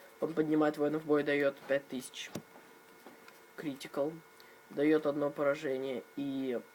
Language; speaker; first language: Russian; native; Russian